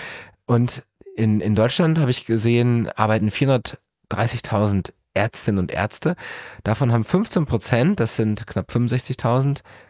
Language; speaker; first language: German; native; German